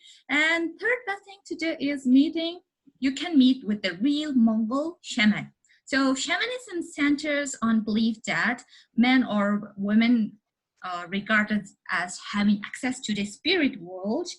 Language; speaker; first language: English; non-native, learner; Mongolian